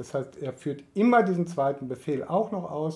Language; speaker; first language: German; native; German